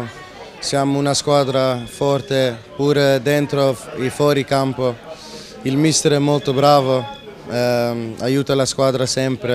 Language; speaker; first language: Italian; non-native, fluent; Dutch